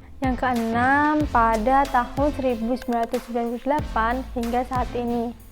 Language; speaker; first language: Indonesian; native; Indonesian